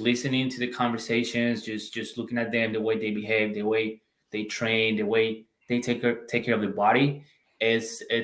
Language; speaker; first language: English; non-native, fluent; Spanish